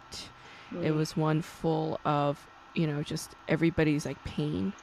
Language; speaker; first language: English; non-native, fluent; Korean